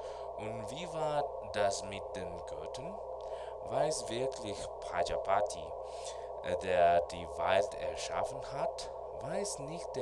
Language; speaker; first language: German; non-native, learner; Spanish